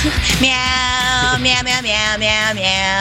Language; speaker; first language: English; native; English